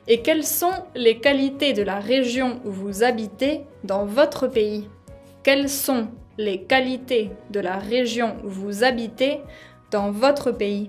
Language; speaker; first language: French; non-native, fluent; Spanish